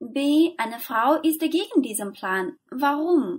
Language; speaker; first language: German; non-native, fluent; Chinese